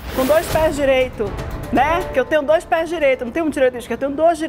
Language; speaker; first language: Portuguese; native; Portuguese